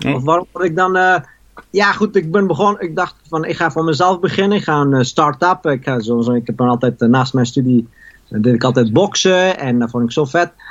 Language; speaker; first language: Dutch; early bilingual, other home language; Persian